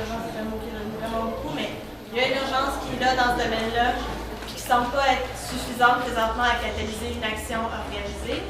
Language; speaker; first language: French; native; French